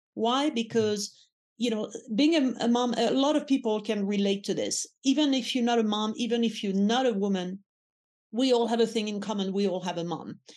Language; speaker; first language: English; non-native, fluent; French